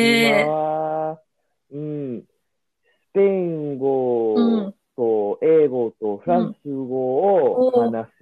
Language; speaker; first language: Japanese; non-native, learner; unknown